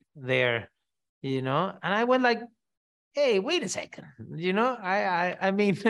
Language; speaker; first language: English; non-native, fluent; Spanish